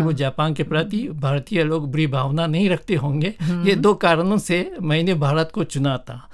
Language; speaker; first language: Hindi; non-native, fluent; Japanese